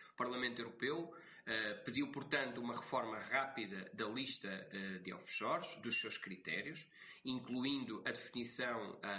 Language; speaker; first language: Portuguese; native; Portuguese